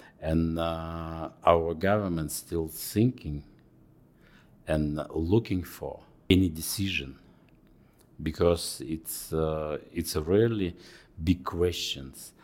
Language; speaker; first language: English; non-native, fluent; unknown